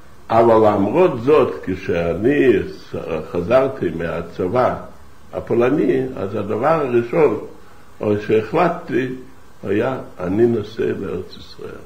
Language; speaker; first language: Hebrew; non-native, fluent; Yiddish